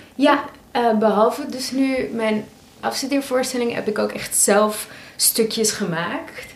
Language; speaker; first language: Dutch; native; Dutch